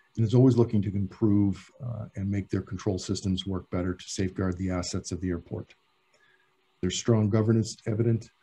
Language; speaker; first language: English; native; English